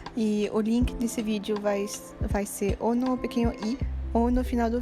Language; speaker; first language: Portuguese; non-native, fluent; French